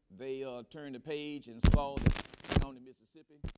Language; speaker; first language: English; native; English